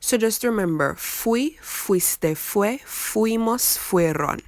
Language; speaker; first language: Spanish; non-native, fluent; English